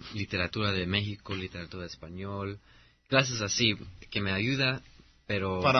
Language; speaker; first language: Spanish; early bilingual, heritage; Spanish